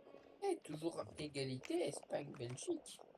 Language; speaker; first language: French; native; French